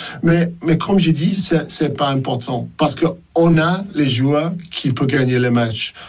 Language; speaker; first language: French; non-native, fluent; English